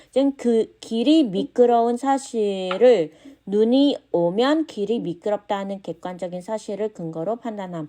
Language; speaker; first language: Korean; non-native, fluent; Khmer